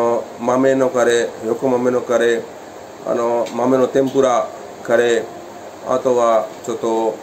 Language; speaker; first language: Japanese; non-native, fluent; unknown